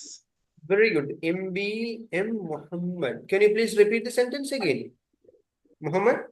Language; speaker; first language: English; non-native, fluent; Tamil